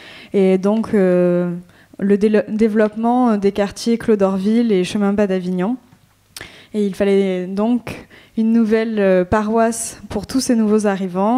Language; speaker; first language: French; native; French